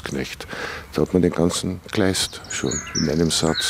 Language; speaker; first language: German; native; German